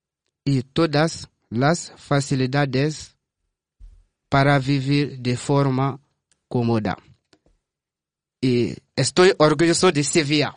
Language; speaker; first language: Spanish; non-native, learner; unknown